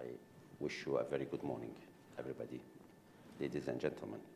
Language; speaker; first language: English; non-native, fluent; Arabic